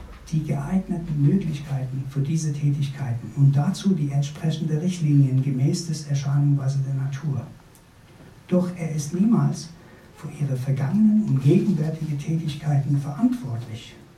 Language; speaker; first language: German; non-native, fluent; Persian